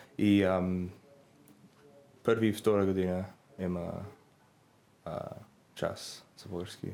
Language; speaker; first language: Bulgarian; non-native, learner; English